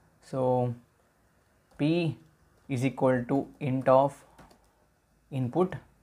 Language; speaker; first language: English; non-native, local second language; Telugu